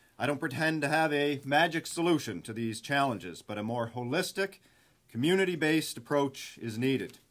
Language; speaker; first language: English; native; English